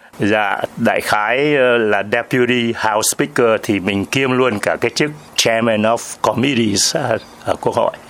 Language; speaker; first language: Vietnamese; native; Vietnamese